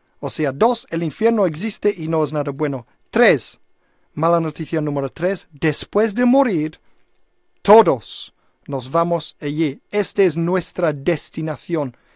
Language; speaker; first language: Spanish; non-native, fluent; English